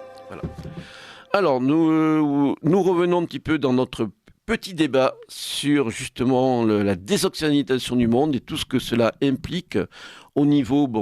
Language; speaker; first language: French; native; French